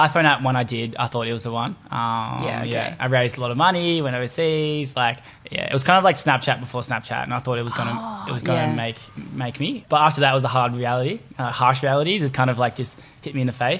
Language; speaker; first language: English; native; English